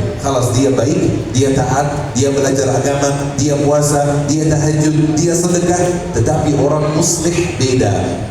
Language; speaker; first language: Indonesian; non-native, fluent; Arabic